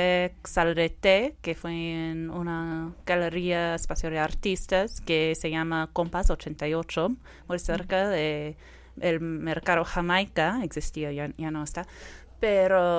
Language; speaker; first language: Spanish; non-native, fluent; English